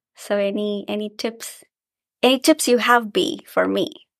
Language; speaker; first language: English; non-native, local second language; Hindi